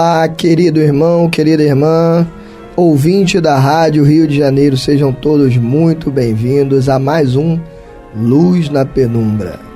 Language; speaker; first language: Portuguese; native; Portuguese